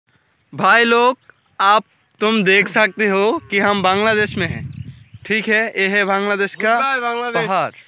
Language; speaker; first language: Hindi; non-native, learner; Bangla